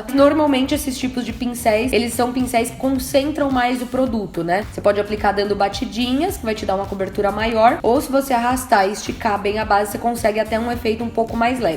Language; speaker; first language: Portuguese; native; Portuguese